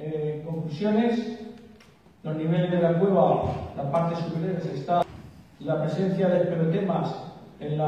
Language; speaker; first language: Spanish; native; Spanish